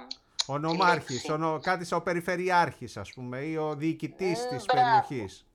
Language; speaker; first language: Greek; native; Greek